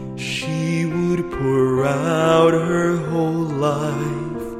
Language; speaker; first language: German; non-native, learner; Spanish